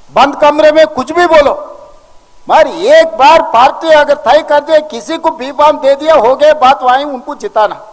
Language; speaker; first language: Hindi; non-native, local second language; Telugu